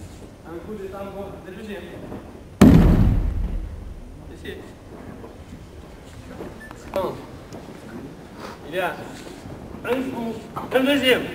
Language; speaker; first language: French; non-native, learner; Romanian